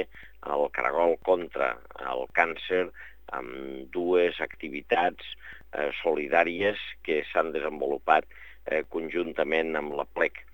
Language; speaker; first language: Catalan; native; Catalan